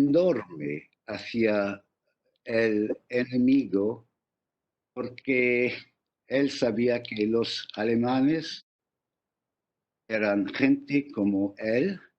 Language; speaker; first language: Spanish; non-native, fluent; English